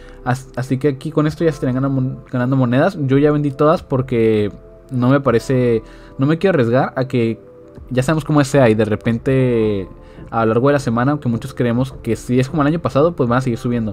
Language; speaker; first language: Spanish; native; Spanish